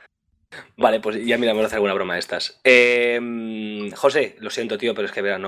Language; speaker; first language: Spanish; native; Spanish